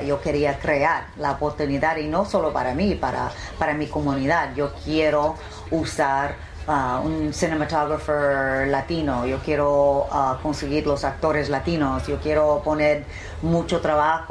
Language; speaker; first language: Spanish; early bilingual, heritage; Spanish